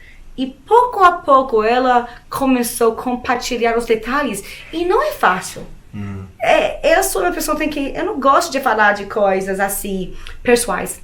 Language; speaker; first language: Portuguese; non-native, fluent; Spanish